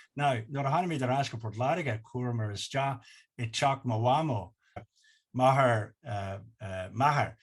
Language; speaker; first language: Irish; non-native, local second language; English